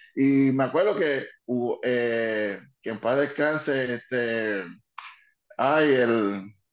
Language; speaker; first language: Spanish; early bilingual, heritage; Spanish